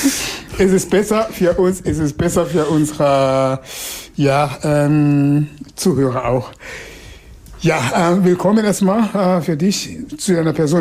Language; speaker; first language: German; non-native, fluent; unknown